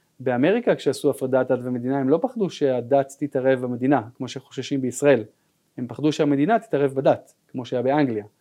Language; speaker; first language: Hebrew; native; Hebrew